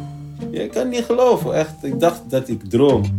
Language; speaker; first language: Dutch; non-native, learner; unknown